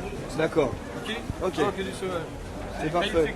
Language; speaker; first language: French; native; French